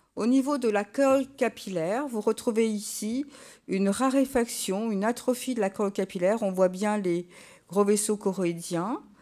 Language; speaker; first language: French; native; French